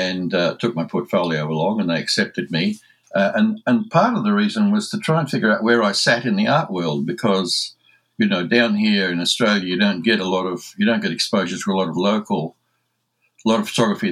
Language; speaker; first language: English; native; English